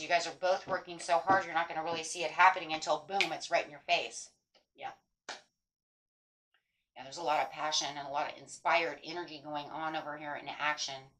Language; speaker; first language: English; native; English